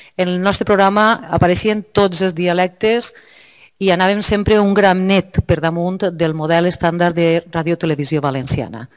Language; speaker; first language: Catalan; native; Catalan